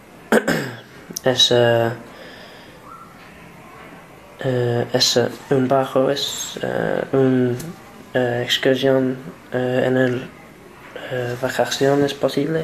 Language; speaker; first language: Spanish; non-native, learner; English